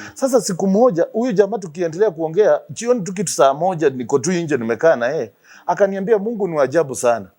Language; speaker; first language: Swahili; non-native, local second language; Luyia